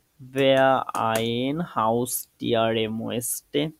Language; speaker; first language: German; non-native, fluent; Bangla